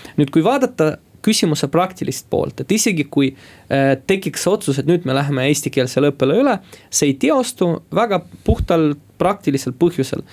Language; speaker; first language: Estonian; non-native, local second language; Russian